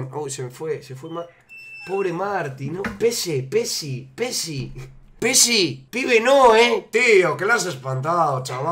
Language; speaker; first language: Spanish; native; Spanish